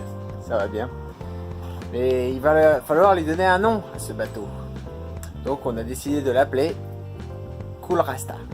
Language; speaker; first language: French; native; French